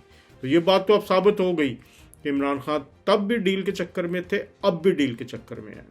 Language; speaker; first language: Urdu; native; Urdu